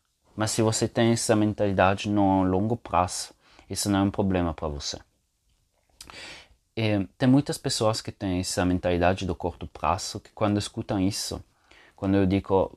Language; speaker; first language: Portuguese; non-native, fluent; Italian